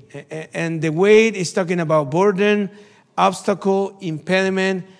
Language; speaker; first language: English; non-native, learner; Spanish